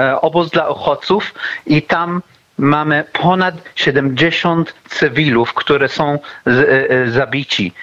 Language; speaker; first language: Polish; non-native, learner; Arabic